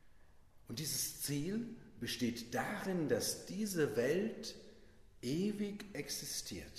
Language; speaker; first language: German; native; German